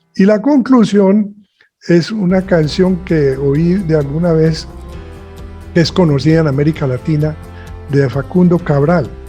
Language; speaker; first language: Spanish; native; Spanish